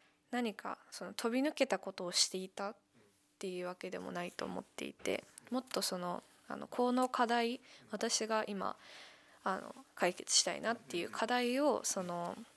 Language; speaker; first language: Japanese; native; Japanese